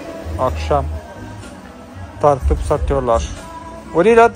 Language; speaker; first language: Turkish; non-native, fluent; Malayalam